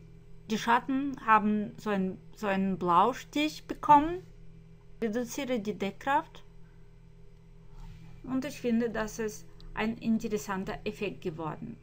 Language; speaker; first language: German; non-native, fluent; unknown